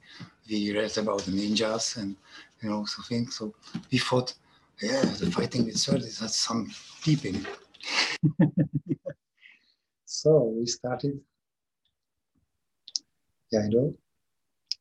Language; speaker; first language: English; non-native, learner; Czech